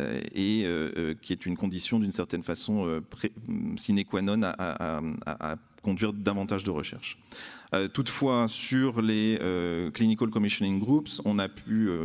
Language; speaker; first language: French; native; French